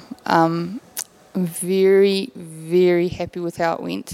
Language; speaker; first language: English; native; English